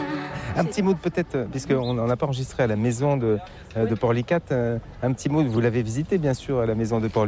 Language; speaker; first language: French; native; French